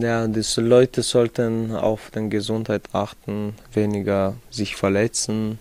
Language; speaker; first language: German; non-native, fluent; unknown